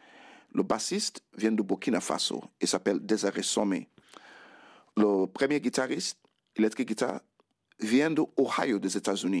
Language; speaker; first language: French; non-native, fluent; Krio